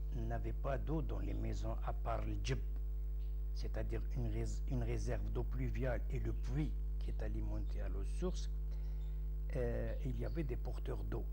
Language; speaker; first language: French; non-native, local second language; Arabic